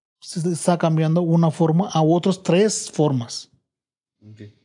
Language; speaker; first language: Spanish; non-native, learner; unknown